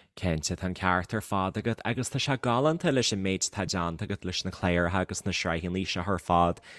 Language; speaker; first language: Irish; native; Irish